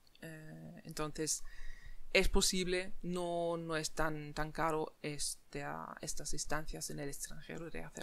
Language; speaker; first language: Spanish; non-native, fluent; German